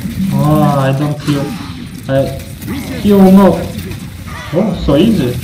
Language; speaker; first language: English; non-native, learner; Russian